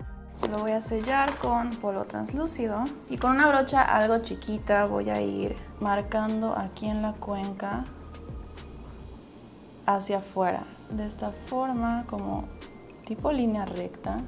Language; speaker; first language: Spanish; native; Spanish